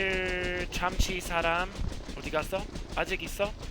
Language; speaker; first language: Korean; non-native, learner; English